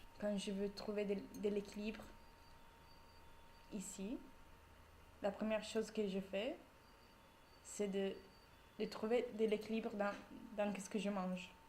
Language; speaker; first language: French; non-native, fluent; Italian